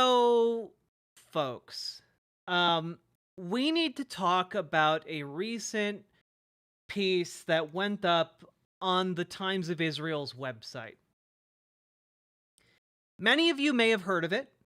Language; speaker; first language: English; native; English